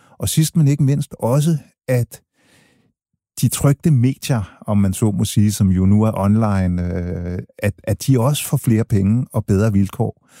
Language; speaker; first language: Danish; early bilingual, other home language; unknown